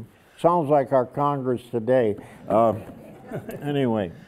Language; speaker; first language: English; native; English